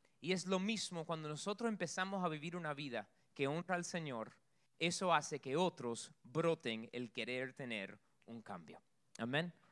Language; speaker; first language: Spanish; early bilingual, heritage; Spanish